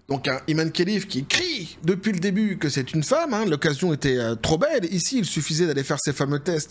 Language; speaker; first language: French; native; French